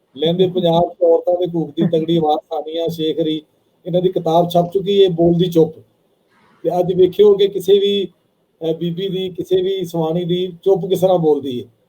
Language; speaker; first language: Punjabi; native; Punjabi